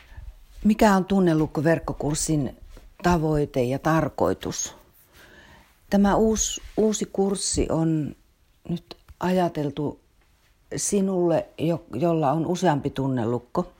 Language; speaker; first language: Finnish; native; Finnish